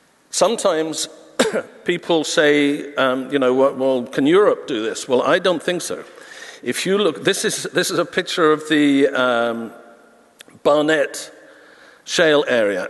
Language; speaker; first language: English; native; English